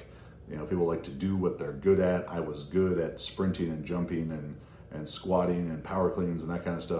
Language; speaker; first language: English; native; English